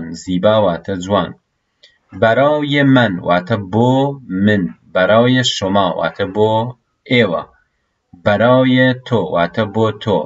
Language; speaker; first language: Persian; non-native, fluent; Central Kurdish